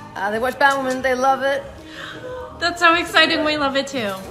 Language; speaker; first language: English; native; English